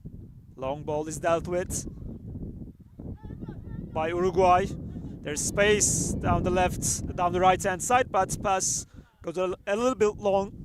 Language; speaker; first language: English; non-native, fluent; Turkish